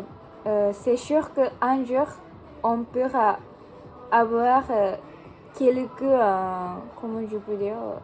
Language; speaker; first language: French; non-native, learner; Japanese